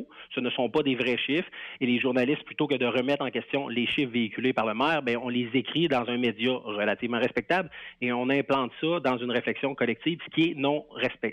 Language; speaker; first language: French; native; French